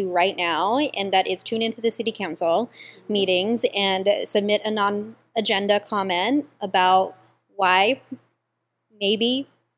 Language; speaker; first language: English; native; English